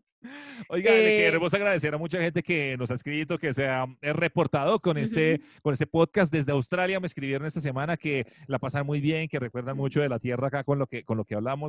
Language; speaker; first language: Spanish; native; Spanish